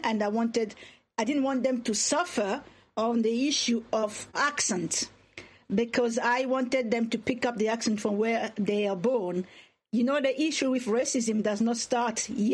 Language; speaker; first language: English; non-native, fluent; Swahili